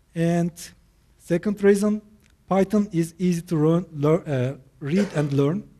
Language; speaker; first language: English; non-native, fluent; Turkish